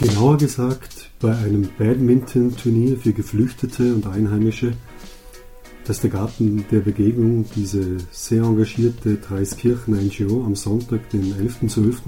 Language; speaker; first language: German; native; German